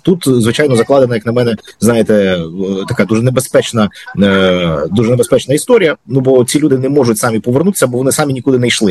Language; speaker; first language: Ukrainian; native; Ukrainian